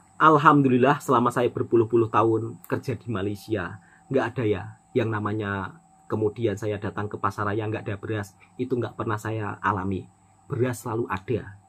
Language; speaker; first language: Indonesian; native; Indonesian